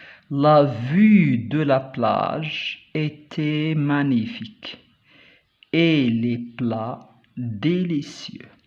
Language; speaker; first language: French; non-native, local second language; Arabic